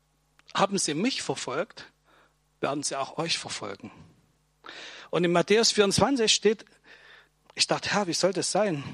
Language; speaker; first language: German; native; German